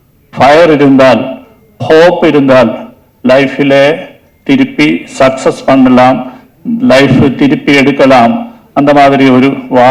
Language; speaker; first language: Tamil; non-native, learner; Malayalam